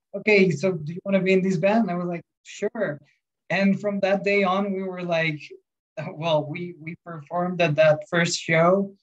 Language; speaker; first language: English; non-native, fluent; Spanish